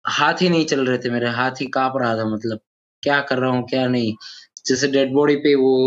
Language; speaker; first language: Hindi; non-native, local second language; Gujarati